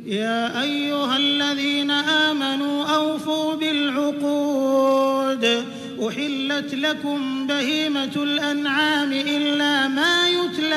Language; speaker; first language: Arabic; native; Arabic